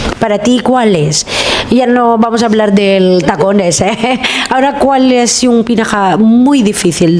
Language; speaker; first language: Spanish; non-native, fluent; Filipino